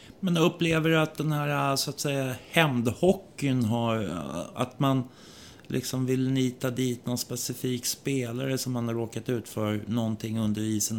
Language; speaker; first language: Swedish; native; Swedish